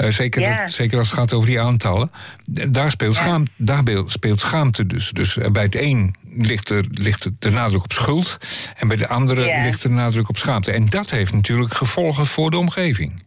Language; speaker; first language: Dutch; native; Dutch